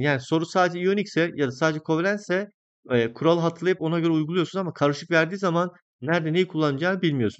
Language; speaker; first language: Turkish; native; Turkish